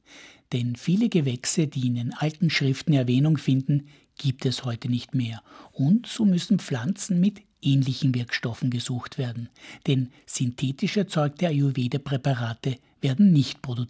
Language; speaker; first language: German; native; German